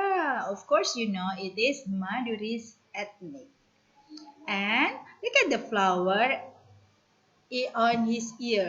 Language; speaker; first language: English; non-native, learner; Indonesian